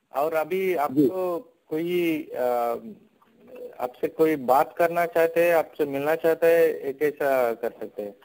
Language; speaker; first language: Hindi; non-native, local second language; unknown